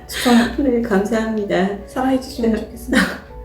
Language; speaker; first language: Korean; non-native, learner; Japanese